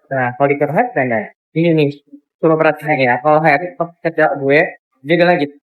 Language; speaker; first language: Indonesian; native; Indonesian